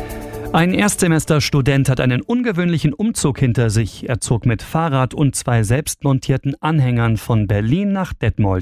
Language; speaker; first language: German; native; German